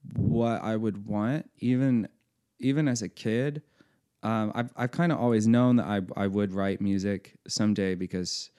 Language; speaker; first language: English; native; English